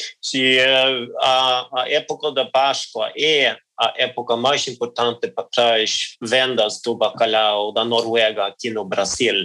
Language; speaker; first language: Portuguese; non-native, learner; Norwegian